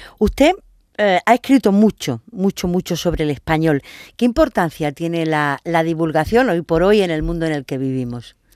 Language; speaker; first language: Spanish; native; Spanish